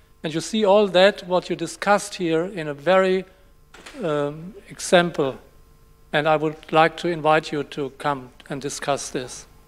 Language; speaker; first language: English; non-native, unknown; German